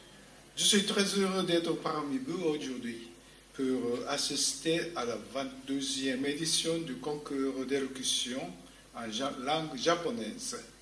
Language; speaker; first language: French; non-native, fluent; Japanese